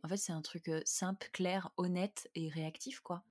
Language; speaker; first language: French; native; French